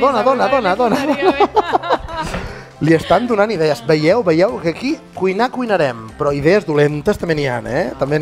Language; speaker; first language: Catalan; native; Catalan